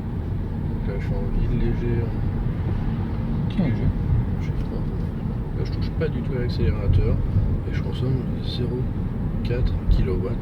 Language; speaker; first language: French; native; French